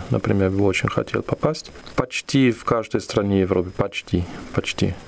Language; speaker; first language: Russian; non-native, fluent; German